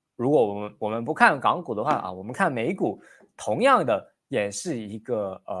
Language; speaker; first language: Chinese; native; Chinese